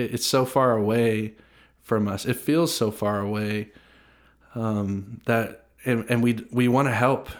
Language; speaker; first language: English; native; English